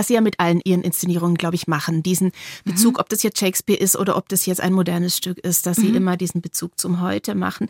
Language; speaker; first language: German; native; German